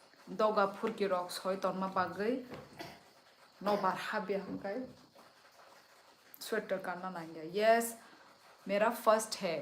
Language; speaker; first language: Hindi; non-native, local second language; Kok Borok